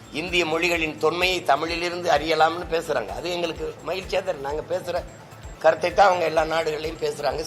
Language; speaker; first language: Tamil; native; Tamil